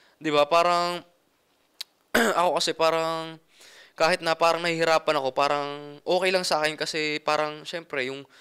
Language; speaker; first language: Filipino; native; Filipino